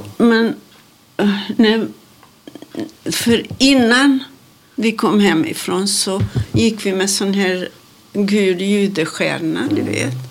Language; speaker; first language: Swedish; non-native, fluent; Hungarian